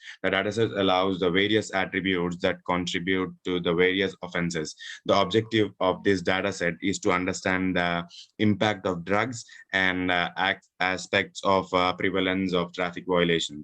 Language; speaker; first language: English; non-native, local second language; Urdu